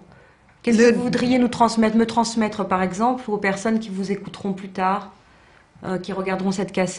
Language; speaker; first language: French; native; French